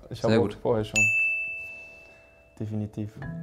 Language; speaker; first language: German; native; German